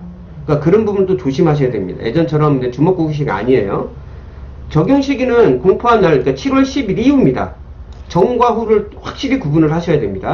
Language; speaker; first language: Korean; native; Korean